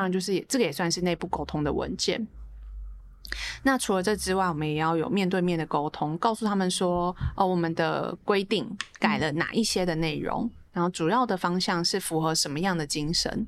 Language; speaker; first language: Chinese; native; Chinese